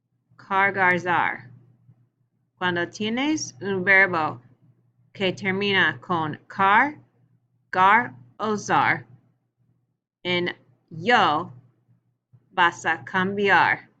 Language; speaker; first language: Spanish; non-native, learner; English